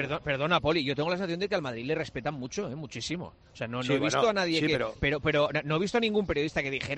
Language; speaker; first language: Spanish; native; Spanish